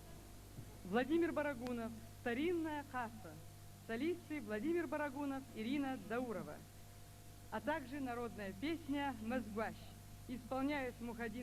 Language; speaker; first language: Russian; native; Russian